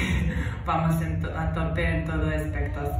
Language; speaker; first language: Spanish; non-native, fluent; Serbian